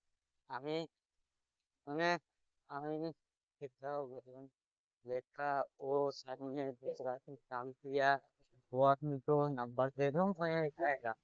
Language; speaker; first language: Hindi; non-native, learner; Bangla